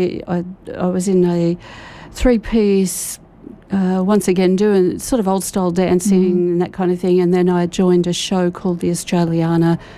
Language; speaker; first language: English; native; English